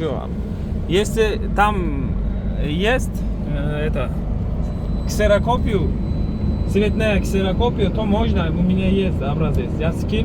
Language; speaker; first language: Russian; non-native, learner; Uzbek